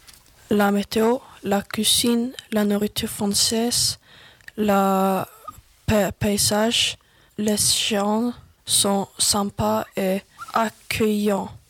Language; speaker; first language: French; non-native, learner; Swedish